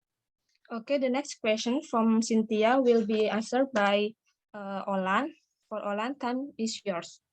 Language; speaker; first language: English; non-native, learner; Indonesian